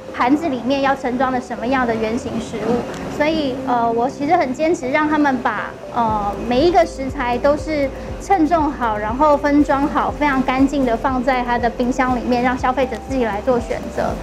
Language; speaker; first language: Chinese; native; Chinese